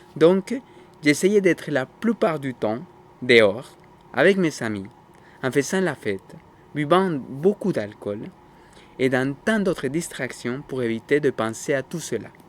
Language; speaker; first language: French; non-native, fluent; Spanish